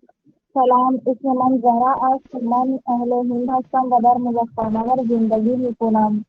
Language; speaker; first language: Persian; non-native, learner; Urdu